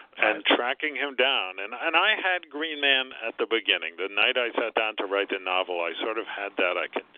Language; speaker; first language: English; native; English